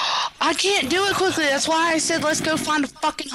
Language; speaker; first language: English; native; English